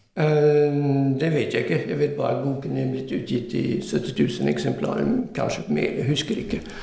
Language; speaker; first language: Norwegian; non-native, fluent; French